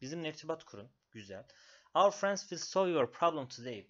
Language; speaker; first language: English; non-native, fluent; Turkish